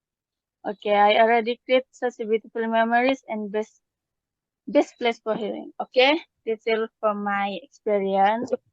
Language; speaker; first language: English; non-native, learner; Malay